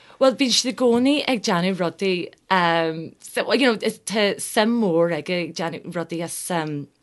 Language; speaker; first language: Irish; non-native, local second language; English